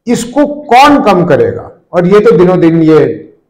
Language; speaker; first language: Hindi; native; Hindi